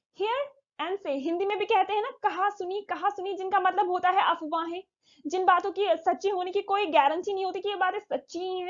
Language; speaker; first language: Hindi; native; Hindi